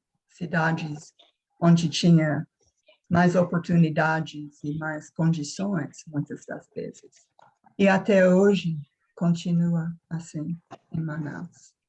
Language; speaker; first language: Portuguese; non-native, fluent; English